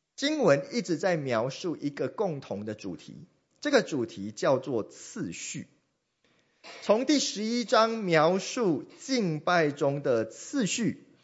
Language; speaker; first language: Chinese; non-native, local second language; Min Nan Chinese